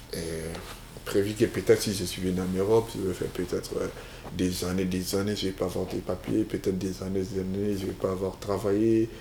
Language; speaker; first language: French; non-native, local second language; Bambara